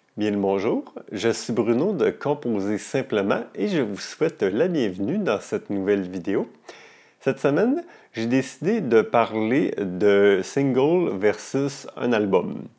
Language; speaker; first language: French; native; French